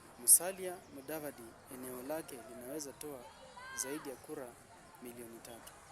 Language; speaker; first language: Swahili; non-native, local second language; Gusii